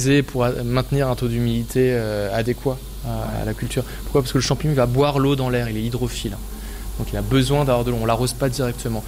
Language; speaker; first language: French; native; French